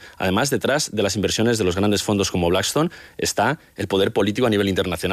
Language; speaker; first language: Spanish; native; Spanish